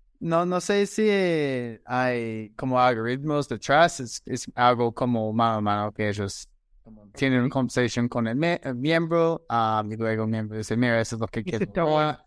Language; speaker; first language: Spanish; non-native, fluent; English